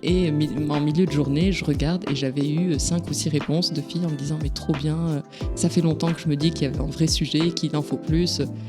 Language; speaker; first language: French; native; French